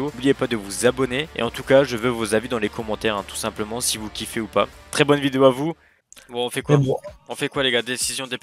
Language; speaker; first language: French; native; French